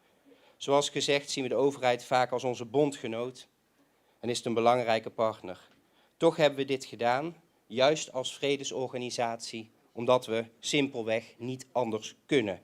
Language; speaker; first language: Dutch; native; Dutch